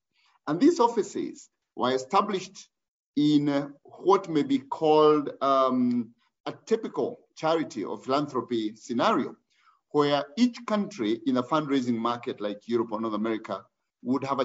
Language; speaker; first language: English; non-native, local second language; Kikuyu